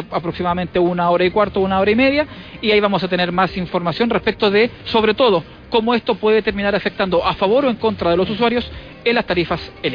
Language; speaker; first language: Spanish; native; Spanish